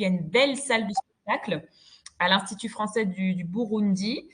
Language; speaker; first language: French; native; French